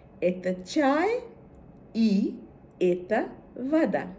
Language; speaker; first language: Russian; non-native, fluent; Bangla